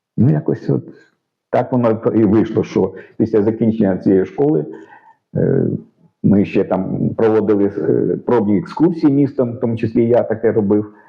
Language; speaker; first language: Ukrainian; non-native, local second language; Russian